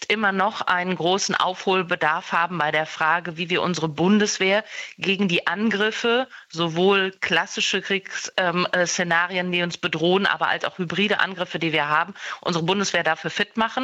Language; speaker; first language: German; native; German